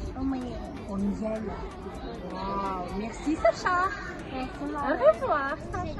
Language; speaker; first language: French; non-native, learner; Ukrainian